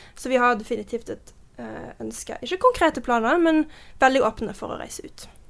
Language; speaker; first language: Norwegian; early bilingual, heritage; Norwegian